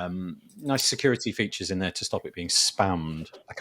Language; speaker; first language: English; native; English